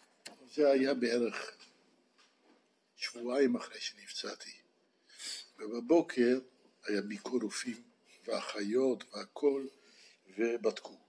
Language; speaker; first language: Hebrew; non-native, fluent; Dutch